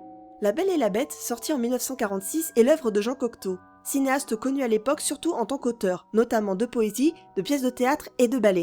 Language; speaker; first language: French; native; French